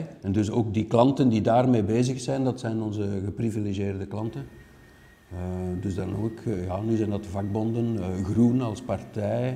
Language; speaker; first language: Dutch; native; Dutch